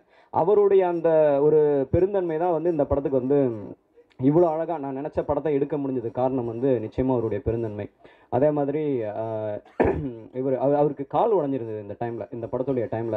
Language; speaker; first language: Tamil; native; Tamil